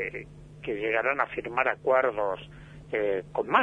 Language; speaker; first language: Spanish; native; Spanish